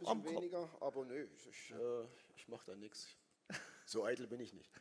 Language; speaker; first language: German; native; German